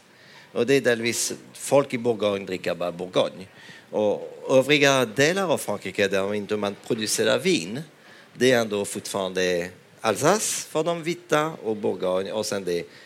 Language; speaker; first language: Swedish; non-native, fluent; French